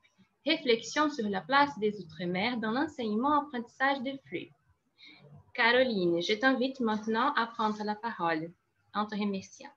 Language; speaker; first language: French; non-native, fluent; Portuguese